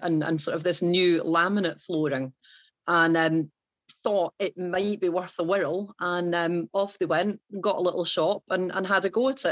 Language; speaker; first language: English; native; English